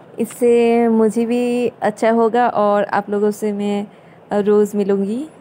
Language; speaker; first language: Hindi; non-native, local second language; Bangla